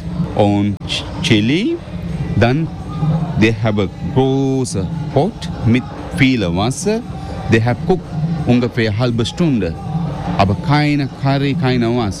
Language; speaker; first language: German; non-native, learner; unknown